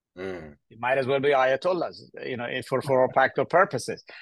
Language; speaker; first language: English; early bilingual, other home language; Persian